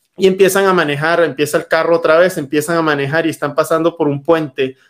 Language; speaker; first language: Spanish; native; Spanish